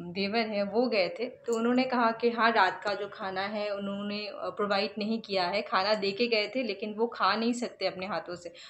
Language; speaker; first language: Hindi; non-native, local second language; Bangla